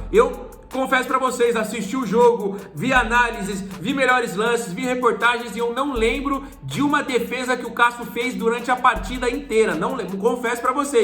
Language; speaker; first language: Portuguese; native; Portuguese